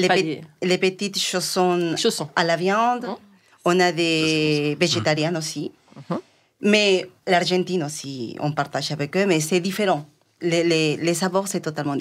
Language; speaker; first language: French; non-native, fluent; Spanish